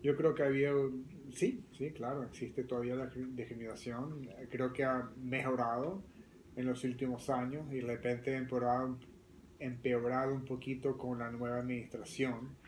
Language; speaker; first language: Spanish; early bilingual, other home language; French